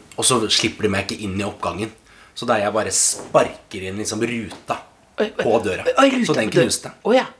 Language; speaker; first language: Norwegian; native; Norwegian